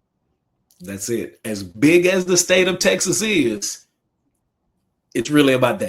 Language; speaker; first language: English; native; English